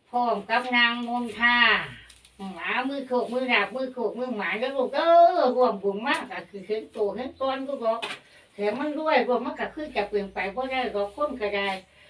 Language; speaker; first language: Thai; native; Thai